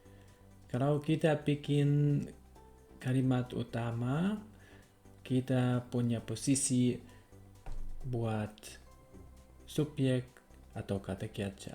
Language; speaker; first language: Indonesian; non-native, fluent; German